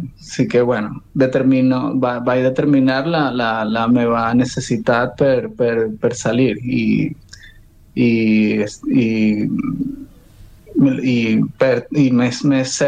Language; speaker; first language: Catalan; non-native, learner; Spanish